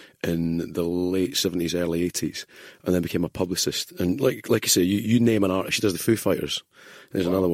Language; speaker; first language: English; native; English